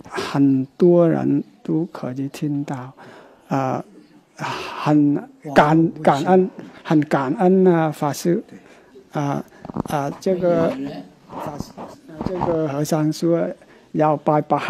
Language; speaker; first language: Chinese; non-native, local second language; Vietnamese